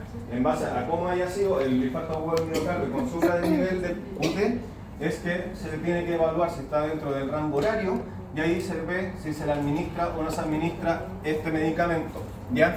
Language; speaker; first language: Spanish; native; Spanish